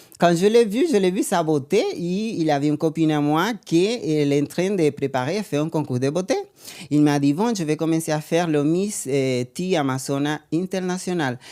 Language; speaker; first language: French; non-native, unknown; Spanish